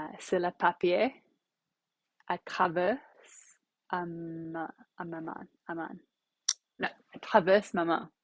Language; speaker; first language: French; non-native, learner; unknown